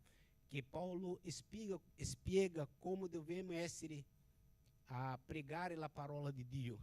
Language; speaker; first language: Italian; non-native, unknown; Portuguese